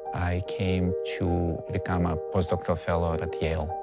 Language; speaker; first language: English; non-native, fluent; Russian